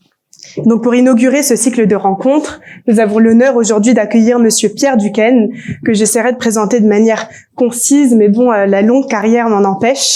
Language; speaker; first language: French; native; French